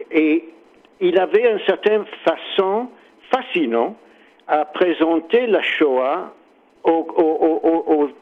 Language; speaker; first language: French; non-native, learner; English